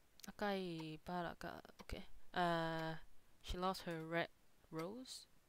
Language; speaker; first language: English; non-native, local second language; Cantonese